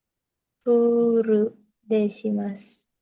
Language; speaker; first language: Japanese; non-native, learner; Indonesian